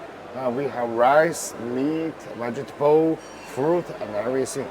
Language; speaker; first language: English; non-native, learner; Chinese